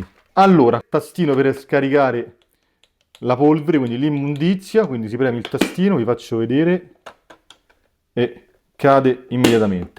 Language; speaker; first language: Italian; native; Italian